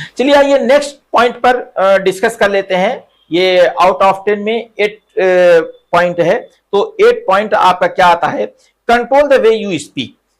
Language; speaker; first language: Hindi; native; Hindi